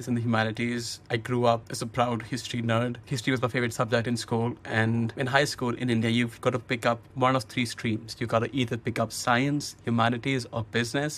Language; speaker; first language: English; non-native, local second language; Hindi